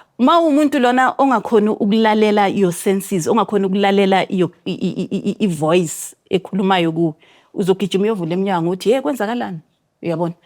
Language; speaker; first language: Zulu; native; Zulu